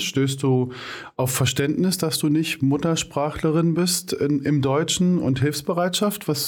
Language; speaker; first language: German; native; German